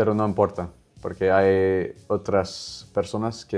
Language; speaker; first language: Spanish; non-native, learner; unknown